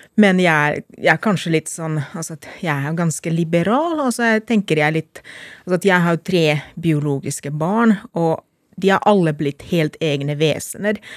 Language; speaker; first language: Norwegian; non-native, fluent; Finnish